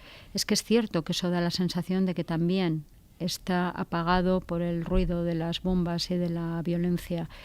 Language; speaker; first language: Spanish; native; Spanish